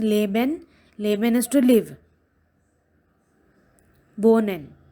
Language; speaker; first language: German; non-native, fluent; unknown